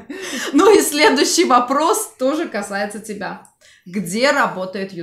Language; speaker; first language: Russian; native; Russian